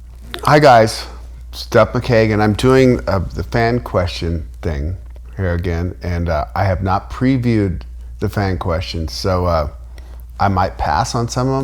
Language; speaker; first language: English; native; English